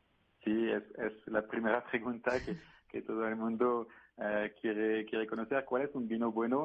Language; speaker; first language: Spanish; non-native, fluent; French